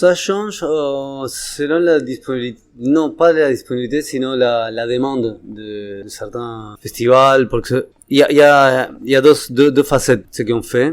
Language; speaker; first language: French; non-native, fluent; Spanish